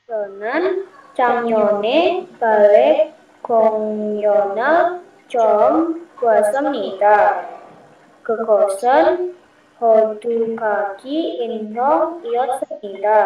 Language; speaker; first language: Korean; non-native, learner; Indonesian